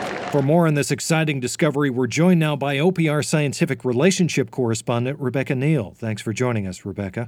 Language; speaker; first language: English; native; English